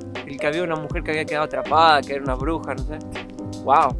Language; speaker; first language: Spanish; native; Spanish